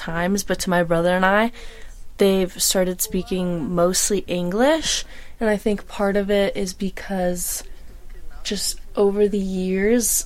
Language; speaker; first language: English; non-native, local second language; German